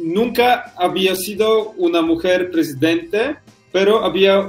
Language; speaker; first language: Spanish; non-native, learner; Polish